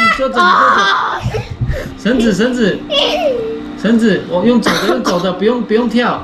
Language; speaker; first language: Chinese; native; Chinese